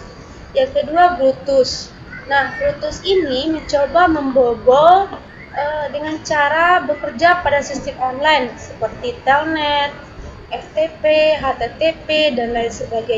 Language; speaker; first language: Indonesian; native; Indonesian